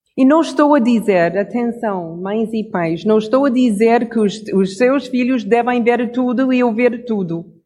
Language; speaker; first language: Portuguese; non-native, fluent; English